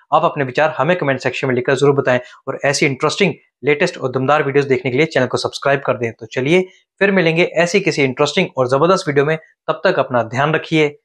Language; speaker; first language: Hindi; native; Hindi